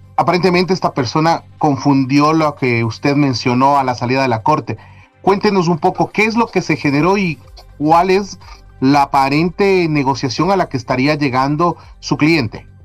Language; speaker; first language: Spanish; native; Spanish